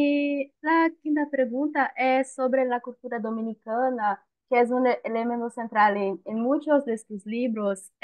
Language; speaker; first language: Spanish; non-native, learner; Portuguese